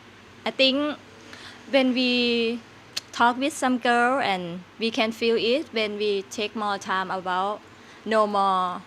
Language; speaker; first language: English; non-native, learner; Thai